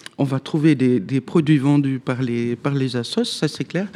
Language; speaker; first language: French; native; French